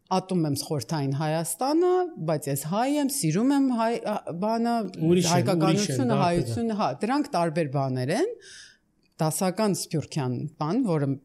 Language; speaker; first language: Armenian; early bilingual, heritage; Armenian